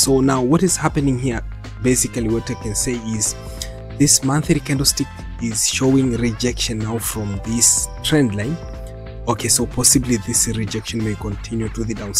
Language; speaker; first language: English; non-native, local second language; Swahili